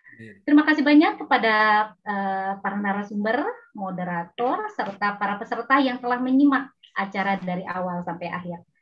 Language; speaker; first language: Indonesian; native; Indonesian